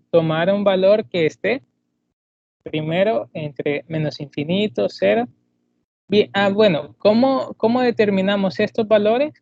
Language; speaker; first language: Spanish; native; Spanish